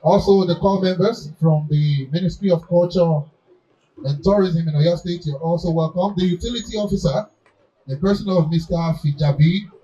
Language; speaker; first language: English; non-native, local second language; Yoruba